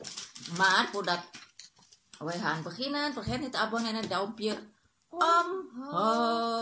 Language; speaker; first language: Dutch; non-native, learner; Indonesian